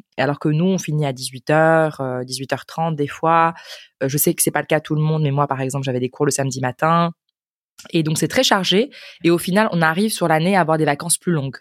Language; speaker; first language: French; native; French